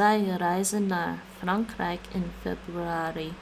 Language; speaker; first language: Dutch; non-native, learner; English